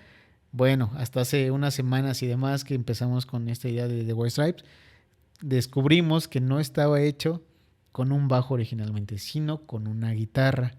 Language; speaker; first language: Spanish; native; Spanish